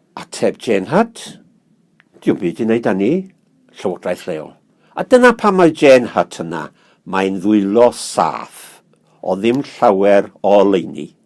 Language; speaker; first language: Welsh; native; Welsh